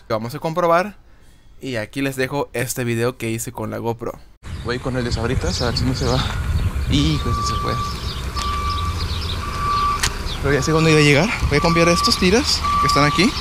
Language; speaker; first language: Spanish; native; Spanish